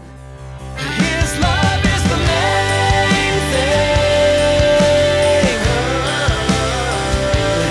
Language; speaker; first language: English; non-native, fluent; Danish